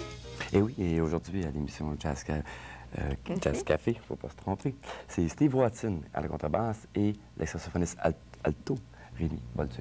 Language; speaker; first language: French; native; French